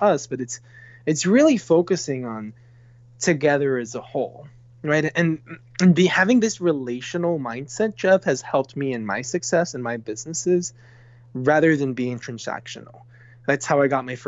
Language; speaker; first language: English; non-native, fluent; Spanish